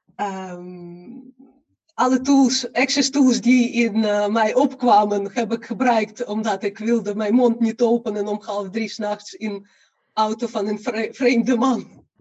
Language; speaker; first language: Dutch; non-native, fluent; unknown